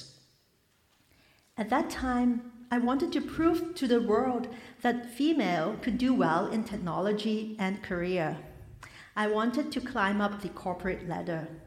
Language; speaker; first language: English; non-native, local second language; Cantonese